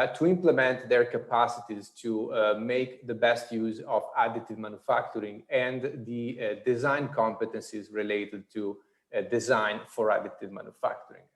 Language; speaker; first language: English; non-native, fluent; Italian